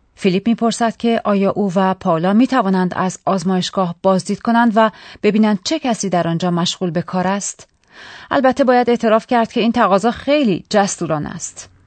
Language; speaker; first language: Persian; native; Persian